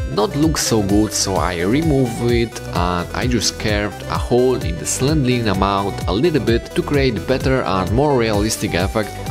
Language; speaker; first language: English; non-native, fluent; Polish